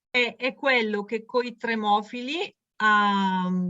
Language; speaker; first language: Italian; native; Italian